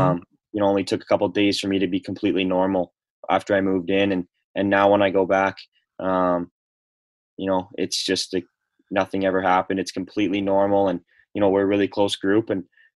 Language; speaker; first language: English; native; English